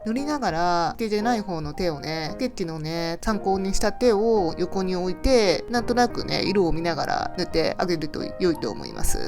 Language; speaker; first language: Japanese; native; Japanese